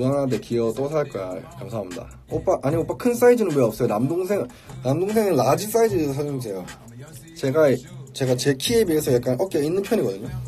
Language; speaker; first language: Korean; native; Korean